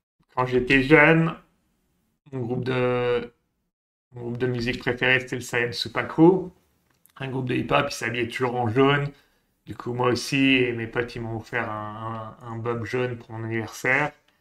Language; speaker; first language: French; native; French